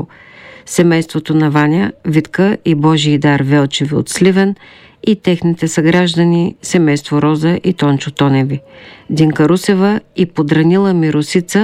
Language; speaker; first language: Bulgarian; native; Bulgarian